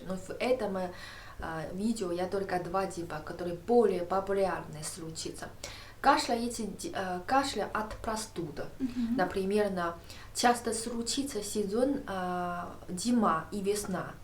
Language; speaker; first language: Russian; non-native, learner; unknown